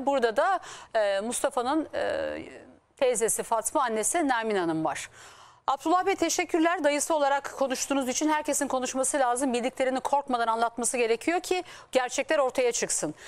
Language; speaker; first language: Turkish; native; Turkish